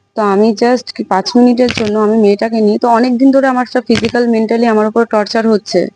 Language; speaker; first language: Bangla; native; Bangla